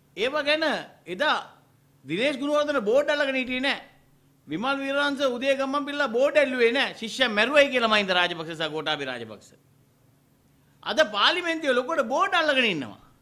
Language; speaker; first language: Sinhala; non-native, local second language; Tamil